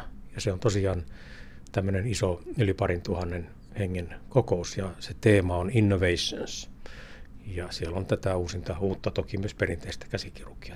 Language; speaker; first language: Finnish; native; Finnish